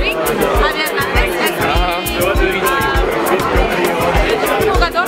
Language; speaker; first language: Spanish; non-native, learner; Korean